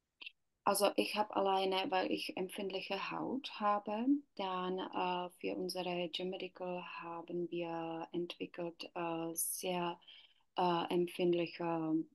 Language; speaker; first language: German; non-native, learner; Czech